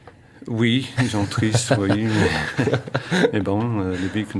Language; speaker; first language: French; non-native, learner; English